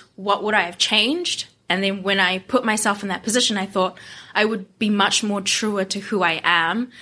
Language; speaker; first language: English; non-native, local second language; Japanese